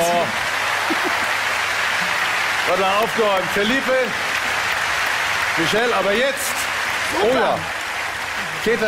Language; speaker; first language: German; native; German